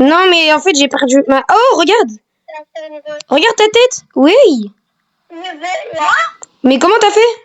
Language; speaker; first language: French; native; French